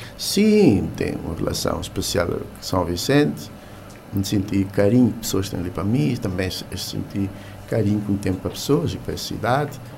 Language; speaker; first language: Portuguese; non-native, local second language; Kabuverdianu